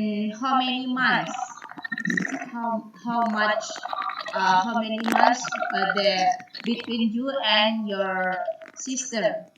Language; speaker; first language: English; non-native, learner; Indonesian